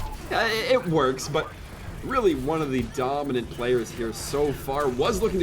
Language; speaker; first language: English; native; English